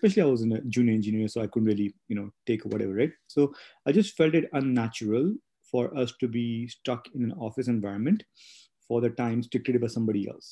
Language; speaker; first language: English; non-native, local second language; Hindi